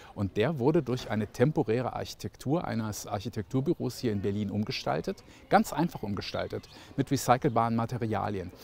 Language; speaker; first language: German; native; German